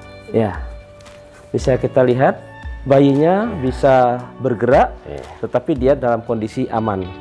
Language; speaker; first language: Indonesian; native; Indonesian